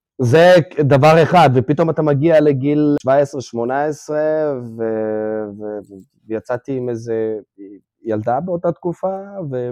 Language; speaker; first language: Hebrew; early bilingual, other home language; Russian